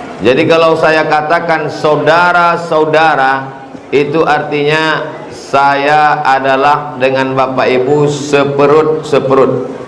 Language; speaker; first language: Indonesian; native; Indonesian